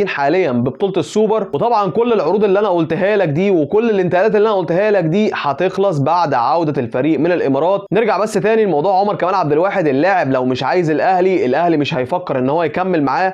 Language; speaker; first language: Arabic; native; Arabic